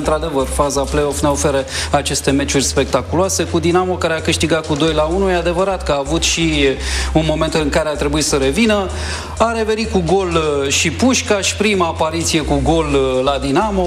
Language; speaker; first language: Romanian; native; Romanian